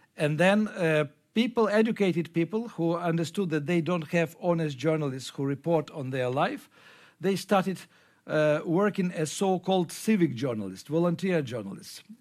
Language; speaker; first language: English; non-native, fluent; Ukrainian